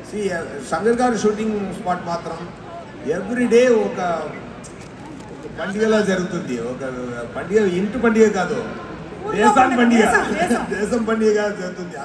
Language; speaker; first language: Telugu; non-native, learner; Tamil